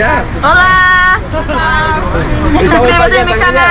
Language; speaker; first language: Spanish; non-native, fluent; Portuguese